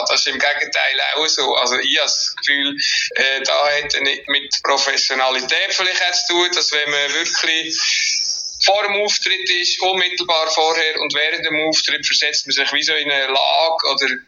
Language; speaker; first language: German; native; German